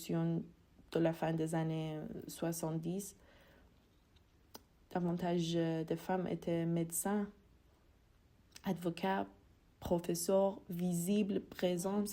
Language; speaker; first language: French; non-native, fluent; Persian